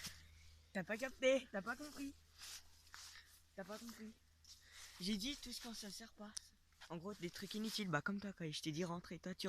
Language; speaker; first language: French; native; French